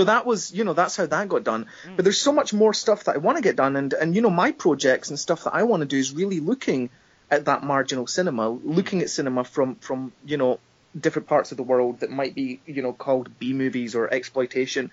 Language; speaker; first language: English; native; English